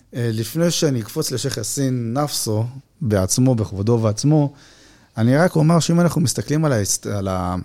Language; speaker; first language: Hebrew; native; Hebrew